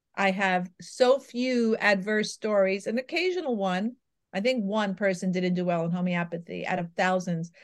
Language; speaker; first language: English; native; English